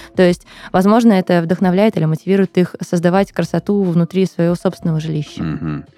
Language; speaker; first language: Russian; native; Russian